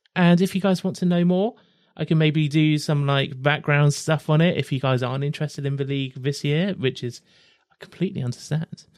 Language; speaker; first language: English; native; English